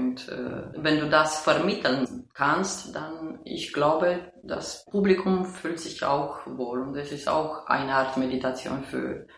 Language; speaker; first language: German; non-native, fluent; Romanian